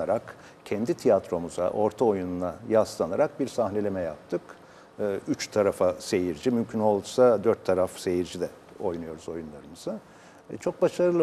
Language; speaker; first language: Turkish; native; Turkish